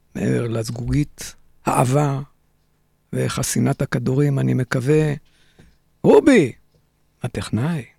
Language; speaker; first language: Hebrew; native; Hebrew